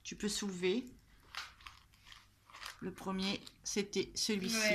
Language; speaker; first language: French; native; French